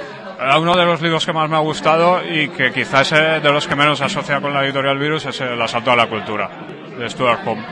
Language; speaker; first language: Spanish; native; Spanish